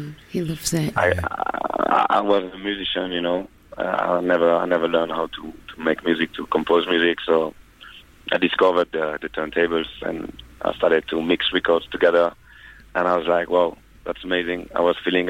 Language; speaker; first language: English; non-native, fluent; French